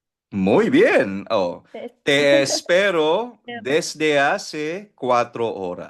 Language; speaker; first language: Spanish; non-native, fluent; Filipino